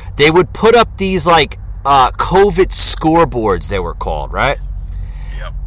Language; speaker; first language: English; native; English